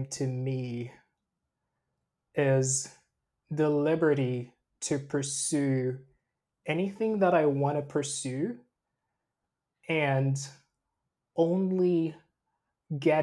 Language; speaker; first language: English; non-native, local second language; Krio